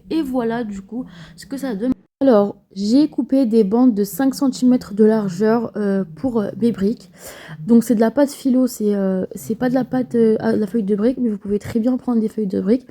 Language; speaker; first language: French; native; French